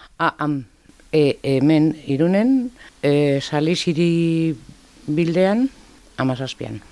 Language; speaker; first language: Basque; non-native, local second language; Spanish